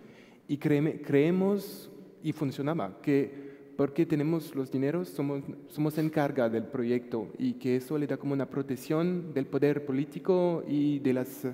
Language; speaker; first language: Spanish; non-native, fluent; French